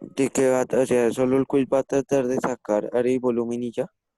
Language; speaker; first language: Spanish; native; Spanish